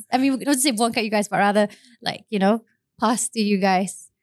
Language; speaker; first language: English; non-native, local second language; Malay